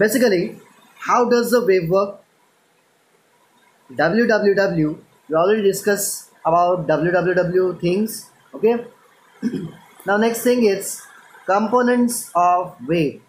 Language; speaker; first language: English; non-native, local second language; Marathi